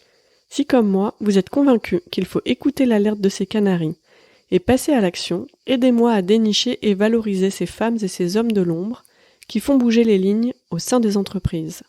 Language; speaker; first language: French; native; French